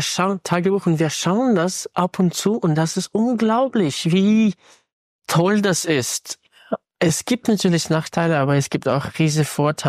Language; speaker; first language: German; non-native, fluent; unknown